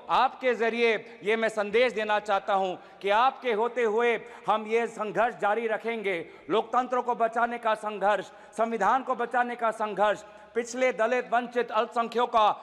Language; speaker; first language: Hindi; non-native, local second language; Assamese